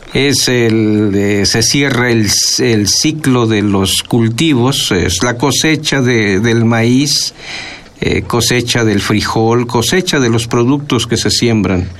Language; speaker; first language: Spanish; non-native, local second language; Nahuatl languages